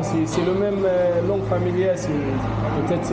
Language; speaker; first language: French; non-native, learner; English